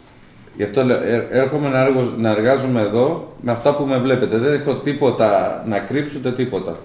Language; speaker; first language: Greek; non-native, fluent; Spanish